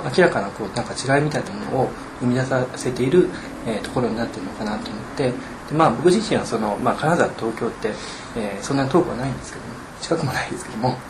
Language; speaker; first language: Japanese; native; Japanese